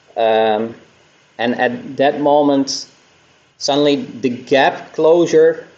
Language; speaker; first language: English; non-native, fluent; Dutch